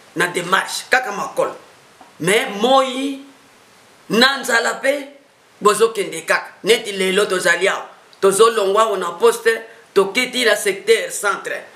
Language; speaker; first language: Lingala; non-native, local second language; Kituba (Democratic Republic of Congo)